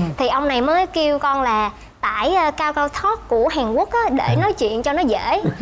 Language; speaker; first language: Vietnamese; native; Vietnamese